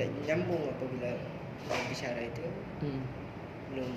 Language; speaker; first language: Indonesian; non-native, learner; Malay